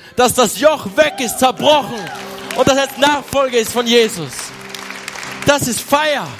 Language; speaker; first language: German; native; German